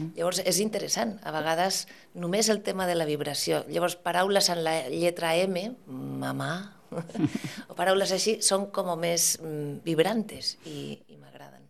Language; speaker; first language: Catalan; non-native, local second language; Spanish